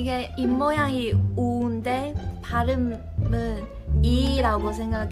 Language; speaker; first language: Korean; non-native, fluent; Chinese